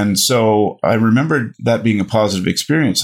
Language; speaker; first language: English; native; English